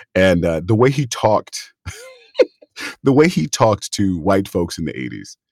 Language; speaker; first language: English; native; English